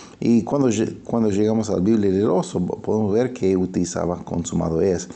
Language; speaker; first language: Spanish; non-native, fluent; English